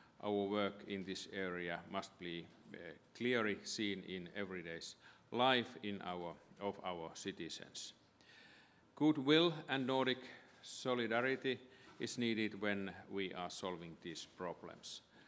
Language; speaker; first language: English; non-native, fluent; Finnish